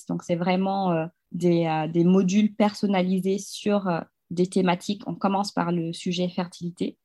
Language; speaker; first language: French; non-native, local second language; Fula